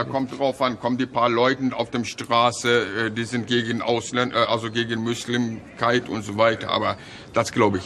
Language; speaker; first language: German; non-native, fluent; Turkish